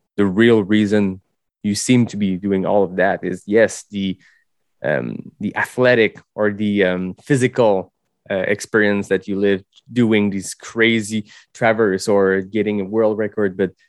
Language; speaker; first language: English; non-native, fluent; French